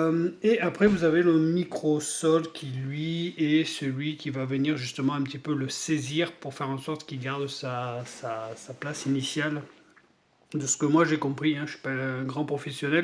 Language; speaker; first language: French; native; French